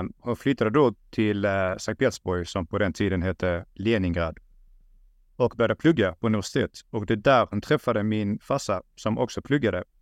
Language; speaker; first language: Swedish; early bilingual, other home language; Russian